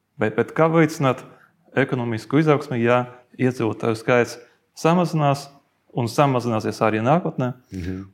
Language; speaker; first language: Latvian; non-native, local second language; Russian